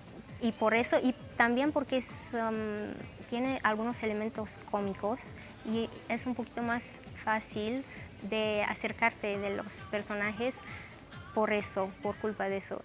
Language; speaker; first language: Spanish; non-native, fluent; Romanian